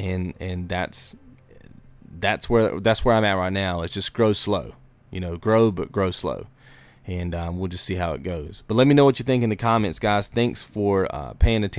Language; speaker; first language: English; native; English